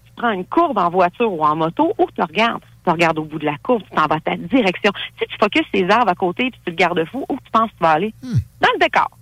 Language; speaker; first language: French; native; French